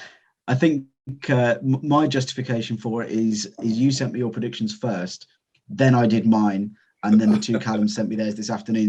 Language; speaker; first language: English; native; English